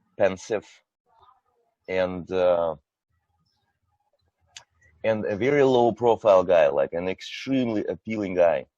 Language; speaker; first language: English; non-native, fluent; Russian